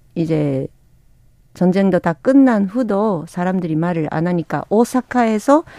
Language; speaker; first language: Korean; non-native, fluent; Japanese